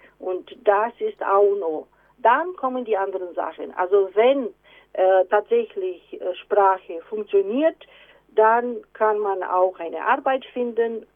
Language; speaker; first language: German; non-native, fluent; Romanian